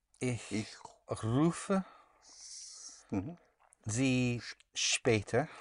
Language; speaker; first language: German; non-native, learner; English